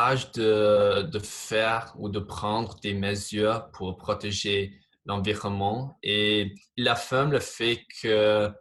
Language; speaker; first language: French; non-native, fluent; English